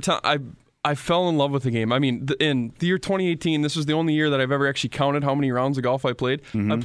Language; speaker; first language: English; native; English